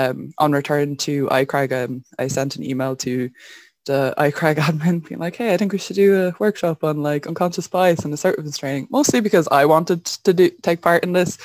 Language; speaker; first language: English; native; English